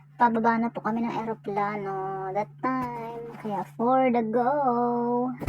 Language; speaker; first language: Filipino; native; Filipino